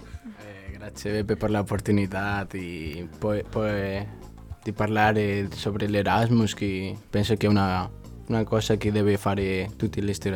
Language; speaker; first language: Italian; non-native, learner; Spanish